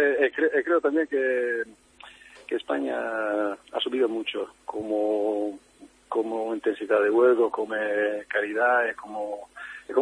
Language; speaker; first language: Spanish; non-native, fluent; Italian